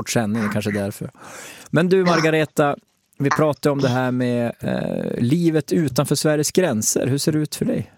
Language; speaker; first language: Swedish; native; Swedish